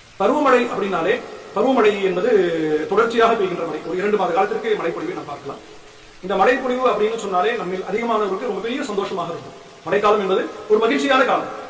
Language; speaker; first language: Tamil; native; Tamil